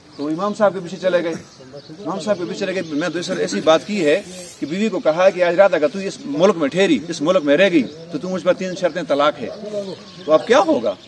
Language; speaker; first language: Urdu; non-native, local second language; Pashto